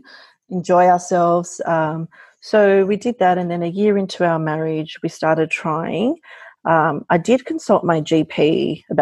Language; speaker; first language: English; native; English